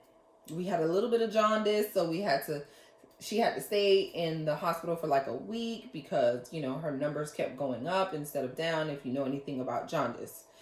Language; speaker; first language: English; native; English